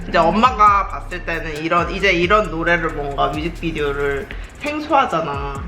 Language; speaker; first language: Korean; native; Korean